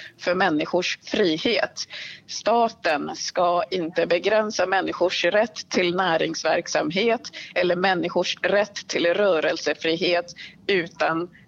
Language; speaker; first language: Swedish; early bilingual, other home language; Swahili